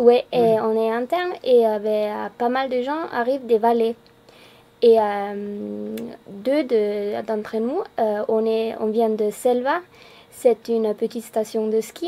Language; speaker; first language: French; non-native, fluent; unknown